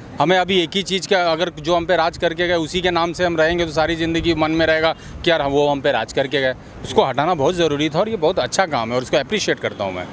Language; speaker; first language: Hindi; native; Hindi